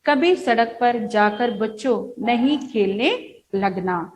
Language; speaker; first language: Hindi; non-native, local second language; Kannada